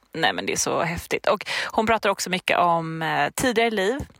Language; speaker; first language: Swedish; native; Swedish